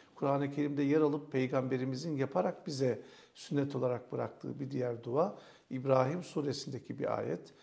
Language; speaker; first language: Turkish; native; Turkish